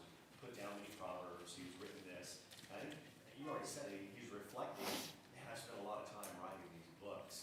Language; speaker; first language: English; native; English